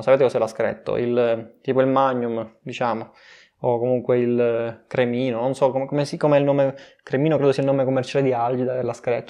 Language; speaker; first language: Italian; native; Italian